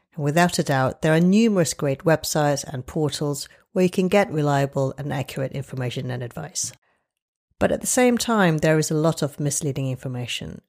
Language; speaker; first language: English; native; English